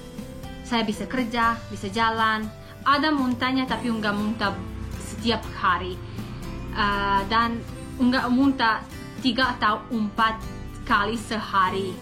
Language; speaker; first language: Indonesian; non-native, learner; English